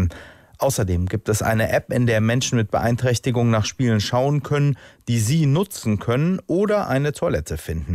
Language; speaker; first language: German; native; German